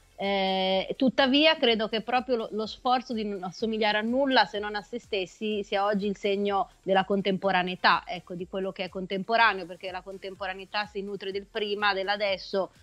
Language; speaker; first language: Italian; native; Italian